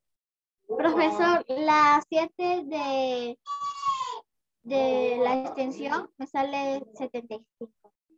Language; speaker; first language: Spanish; native; Spanish